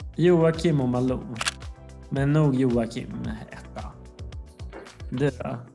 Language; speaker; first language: Swedish; early bilingual, other home language; Georgian